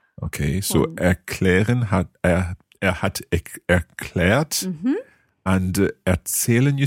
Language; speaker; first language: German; non-native, learner; English